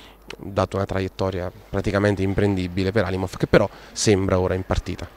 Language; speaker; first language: Italian; native; Italian